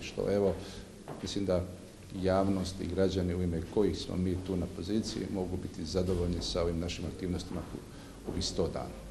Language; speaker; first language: Serbian; native; Serbian